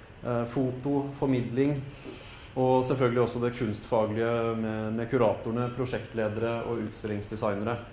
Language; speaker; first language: Norwegian; native; Norwegian